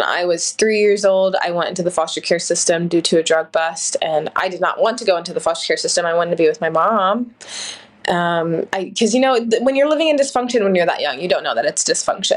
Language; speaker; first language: English; native; English